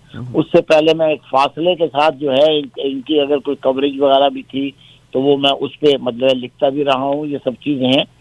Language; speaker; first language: Urdu; native; Urdu